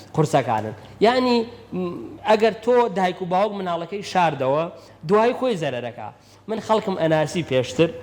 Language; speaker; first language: Central Kurdish; native; Central Kurdish